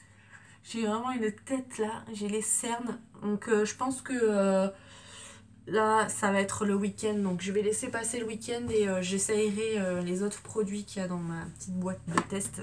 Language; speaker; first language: French; native; French